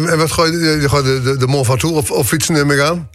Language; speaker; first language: Dutch; native; Dutch